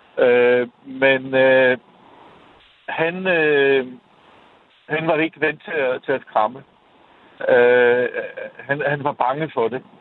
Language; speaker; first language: Danish; non-native, fluent; Polish